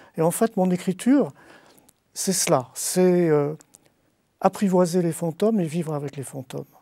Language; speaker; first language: French; native; French